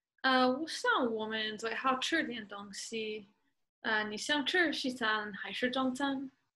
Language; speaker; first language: Chinese; non-native, learner; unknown